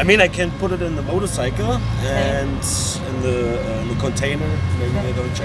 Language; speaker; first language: English; non-native, fluent; German